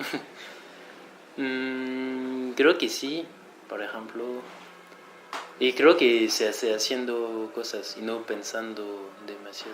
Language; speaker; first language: Spanish; non-native, fluent; French